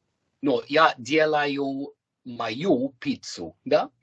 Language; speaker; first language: Russian; non-native, fluent; English